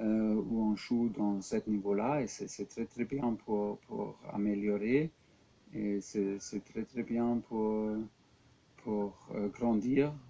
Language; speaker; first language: French; non-native, fluent; German